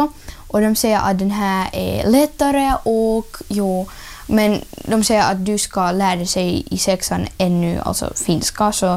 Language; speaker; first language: Swedish; non-native, learner; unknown